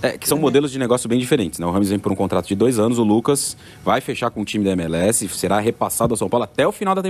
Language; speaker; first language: Portuguese; native; Portuguese